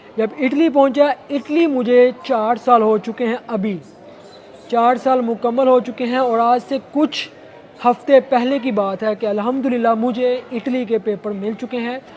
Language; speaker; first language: Urdu; non-native, local second language; Punjabi